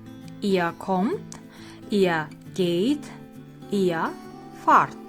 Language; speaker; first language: German; non-native, fluent; Indonesian